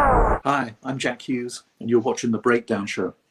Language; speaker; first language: English; native; English